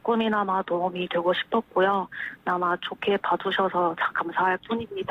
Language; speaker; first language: Korean; non-native, fluent; Chinese